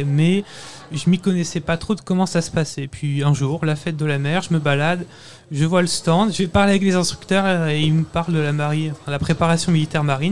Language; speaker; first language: French; native; French